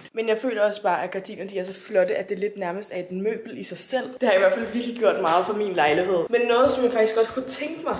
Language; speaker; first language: Danish; native; Danish